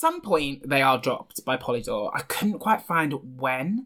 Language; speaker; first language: English; native; English